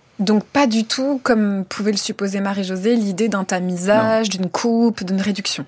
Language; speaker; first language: French; native; French